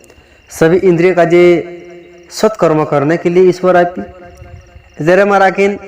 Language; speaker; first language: Hindi; non-native, local second language; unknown